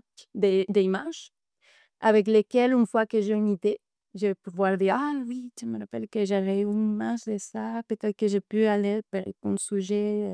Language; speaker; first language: French; non-native, fluent; Spanish